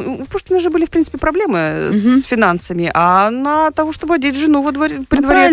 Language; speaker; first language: Russian; native; Russian